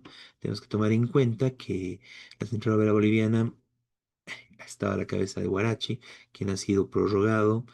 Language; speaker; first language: Spanish; native; Spanish